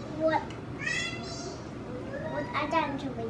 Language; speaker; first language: Russian; early bilingual, heritage; Russian